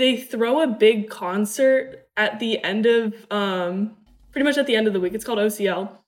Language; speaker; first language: English; native; English